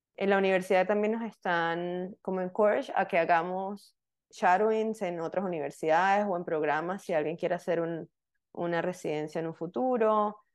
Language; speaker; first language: Spanish; native; Spanish